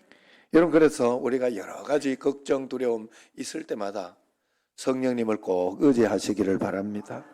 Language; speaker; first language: Korean; native; Korean